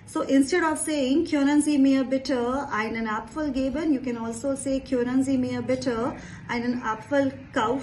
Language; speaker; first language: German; non-native, fluent; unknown